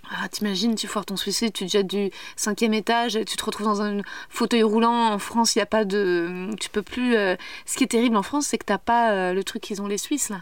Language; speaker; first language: French; native; French